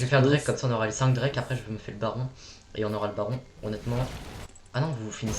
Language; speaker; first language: French; native; French